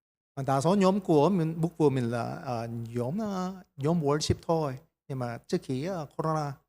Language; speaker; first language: Vietnamese; non-native, learner; Korean